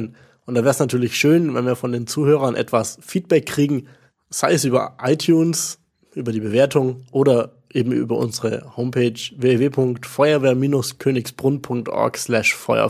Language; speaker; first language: German; native; German